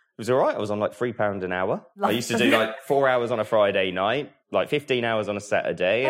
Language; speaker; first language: English; native; English